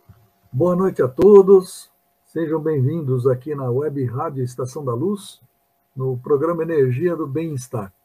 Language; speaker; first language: Portuguese; native; Portuguese